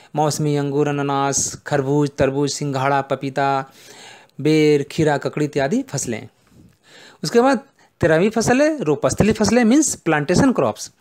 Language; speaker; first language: Hindi; native; Hindi